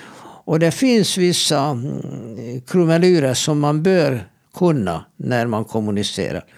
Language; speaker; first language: Swedish; non-native, fluent; Hebrew